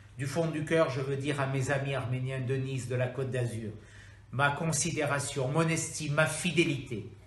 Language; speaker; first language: French; native; French